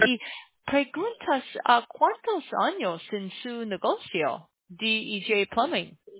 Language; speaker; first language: Spanish; non-native, learner; English